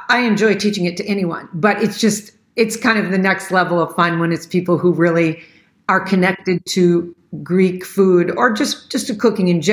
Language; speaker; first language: English; native; English